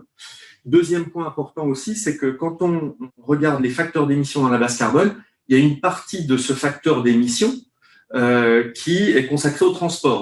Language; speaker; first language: French; native; French